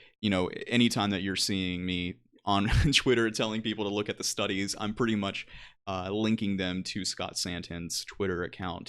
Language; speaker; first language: English; native; English